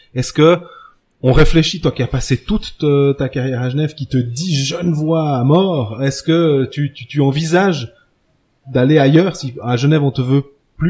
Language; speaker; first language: French; native; French